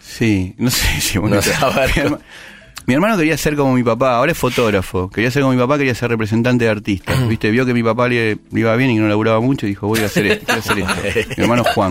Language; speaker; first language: Spanish; native; Spanish